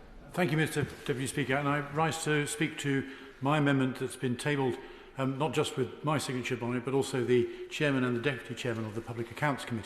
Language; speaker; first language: English; native; English